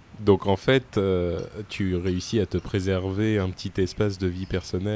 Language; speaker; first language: French; native; French